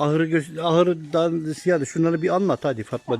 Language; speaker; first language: Turkish; native; Turkish